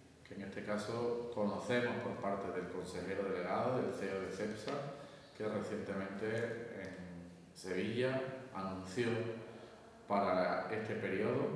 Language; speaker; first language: Spanish; native; Spanish